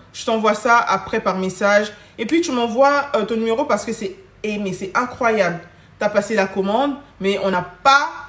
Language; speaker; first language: French; early bilingual, other home language; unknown